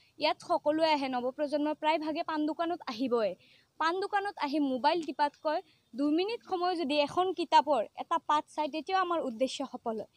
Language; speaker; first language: Assamese; native; Assamese